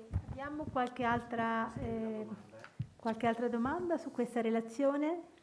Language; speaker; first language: Italian; native; Italian